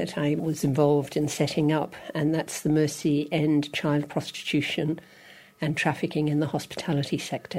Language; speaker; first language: English; native; English